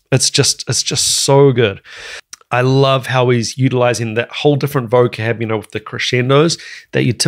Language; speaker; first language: English; native; English